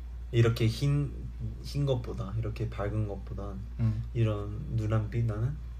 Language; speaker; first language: Korean; early bilingual, heritage; Korean